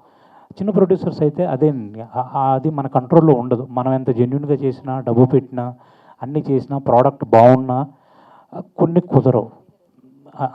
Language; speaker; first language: Telugu; native; Telugu